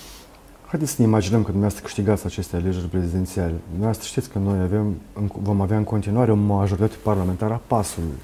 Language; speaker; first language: Romanian; native; Romanian